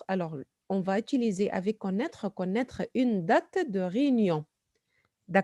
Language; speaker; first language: French; non-native, fluent; Arabic